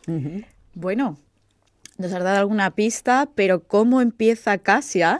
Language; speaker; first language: Spanish; native; Spanish